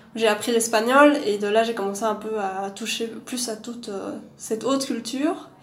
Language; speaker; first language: French; native; French